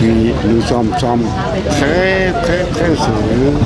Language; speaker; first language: French; non-native, learner; Lao